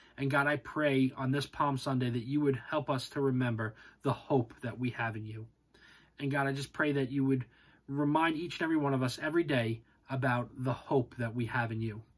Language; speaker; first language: English; native; English